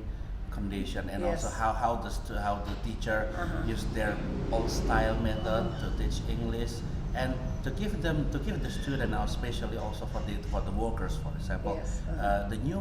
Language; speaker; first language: English; non-native, fluent; Indonesian